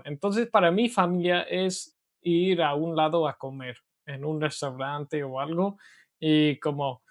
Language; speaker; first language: Spanish; non-native, learner; English